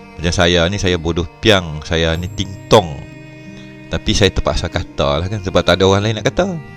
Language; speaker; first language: Malay; native; Malay